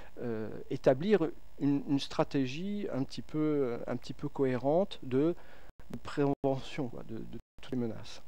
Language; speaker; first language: French; native; French